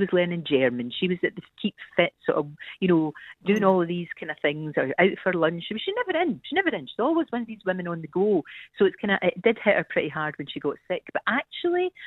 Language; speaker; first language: English; native; English